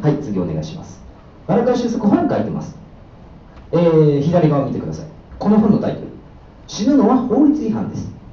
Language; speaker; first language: Japanese; native; Japanese